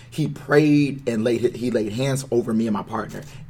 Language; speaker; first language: English; native; English